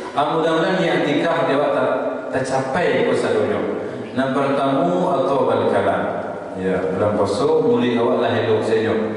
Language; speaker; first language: Malay; non-native, local second language; Minangkabau